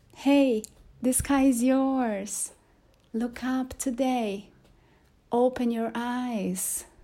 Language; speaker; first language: English; non-native, fluent; Portuguese